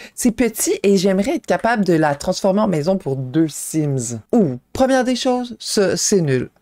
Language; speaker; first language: French; native; French